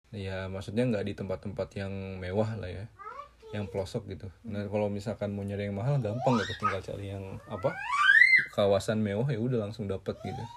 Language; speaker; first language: Indonesian; native; Indonesian